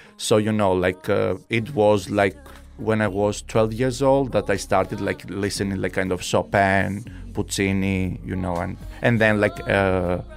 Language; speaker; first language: English; non-native, fluent; Greek